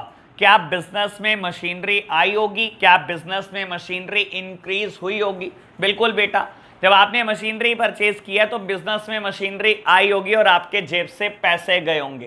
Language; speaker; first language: Hindi; native; Hindi